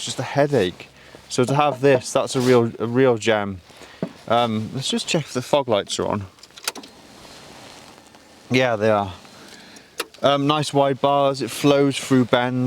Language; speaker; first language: English; native; English